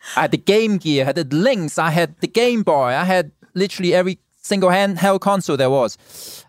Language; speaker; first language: English; non-native, local second language; Cantonese